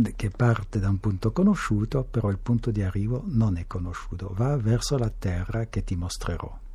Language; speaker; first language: Italian; non-native, fluent; French